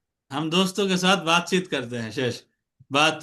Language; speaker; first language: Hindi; non-native, fluent; Bangla